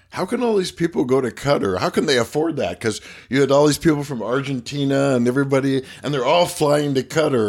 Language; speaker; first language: English; native; English